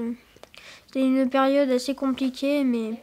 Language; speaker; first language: French; native; French